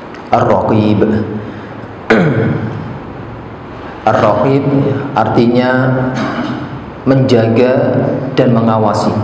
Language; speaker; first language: Indonesian; native; Indonesian